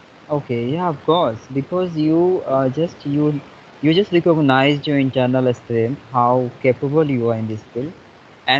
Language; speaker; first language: English; non-native, fluent; Hindi